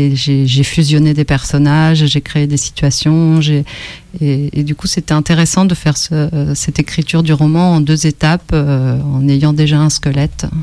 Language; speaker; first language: French; non-native, fluent; Spanish